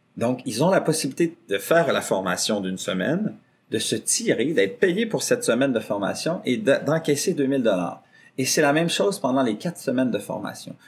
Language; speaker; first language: French; native; French